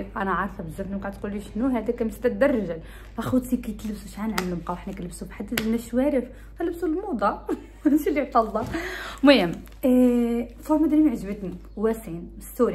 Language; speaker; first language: Arabic; early bilingual, heritage; Arabic